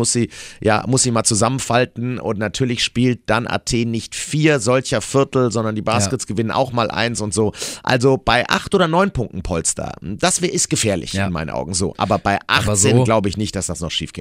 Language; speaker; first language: German; native; German